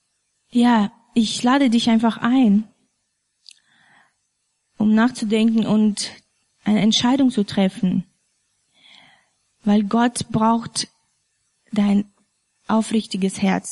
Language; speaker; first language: German; non-native, fluent; Russian